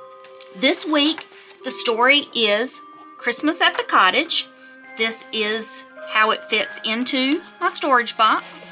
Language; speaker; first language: English; native; English